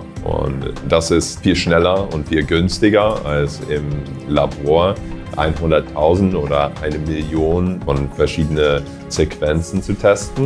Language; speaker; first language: German; non-native, fluent; English